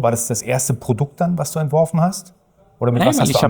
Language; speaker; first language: German; native; German